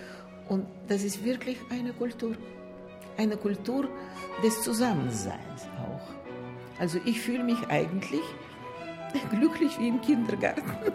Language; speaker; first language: German; non-native, fluent; Russian